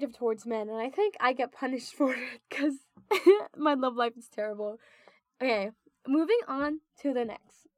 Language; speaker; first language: English; non-native, local second language; Filipino